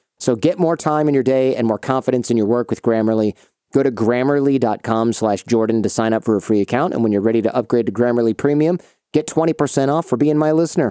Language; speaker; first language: English; native; English